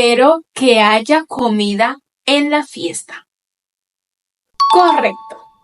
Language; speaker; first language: Spanish; non-native, fluent; Haitian Creole